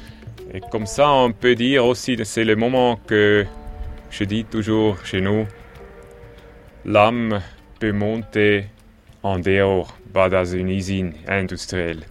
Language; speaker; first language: French; non-native, local second language; German